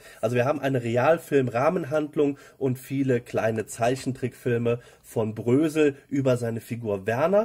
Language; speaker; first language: German; native; German